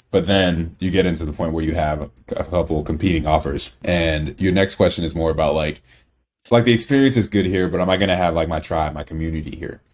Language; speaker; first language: English; early bilingual, other home language; Igbo